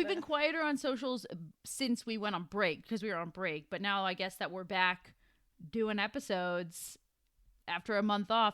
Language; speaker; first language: English; native; English